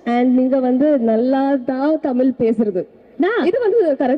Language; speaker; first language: Tamil; non-native, learner; Malayalam